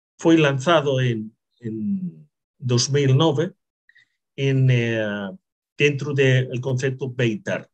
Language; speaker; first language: Spanish; native; Spanish